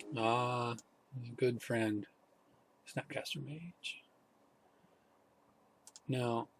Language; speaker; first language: English; native; English